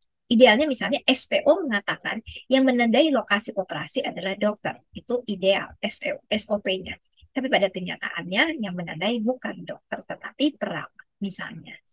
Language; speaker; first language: Indonesian; native; Indonesian